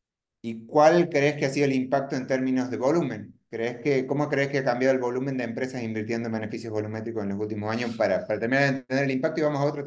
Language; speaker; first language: Spanish; native; Spanish